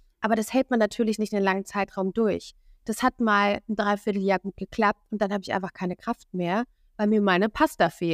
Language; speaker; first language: German; native; German